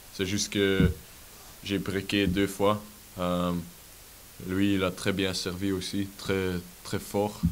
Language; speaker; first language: French; non-native, local second language; Dutch